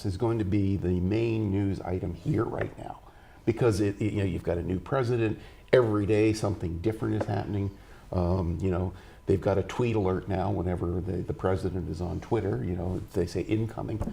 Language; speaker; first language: English; native; English